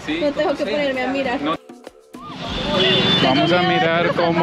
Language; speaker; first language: Spanish; native; Spanish